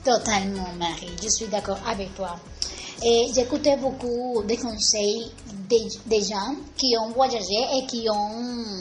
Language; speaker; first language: French; non-native, learner; Spanish